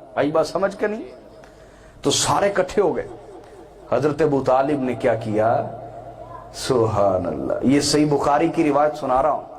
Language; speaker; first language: Urdu; non-native, local second language; Punjabi